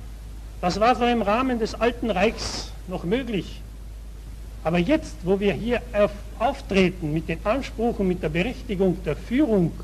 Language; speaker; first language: German; native; German